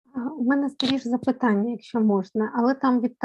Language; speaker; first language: Ukrainian; native; Ukrainian